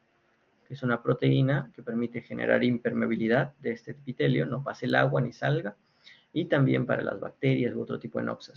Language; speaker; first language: Spanish; native; Spanish